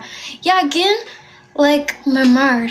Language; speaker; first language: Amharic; non-native, learner; English